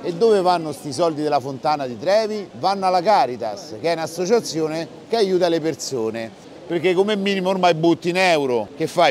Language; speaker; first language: Italian; native; Italian